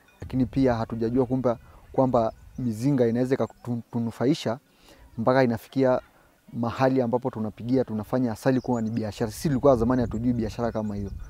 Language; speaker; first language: Swahili; non-native, local second language; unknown